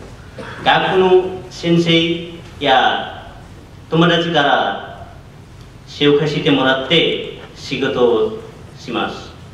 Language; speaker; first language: Japanese; non-native, learner; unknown